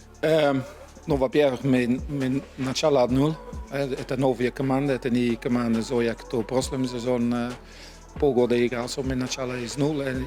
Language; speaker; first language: Russian; non-native, learner; Dutch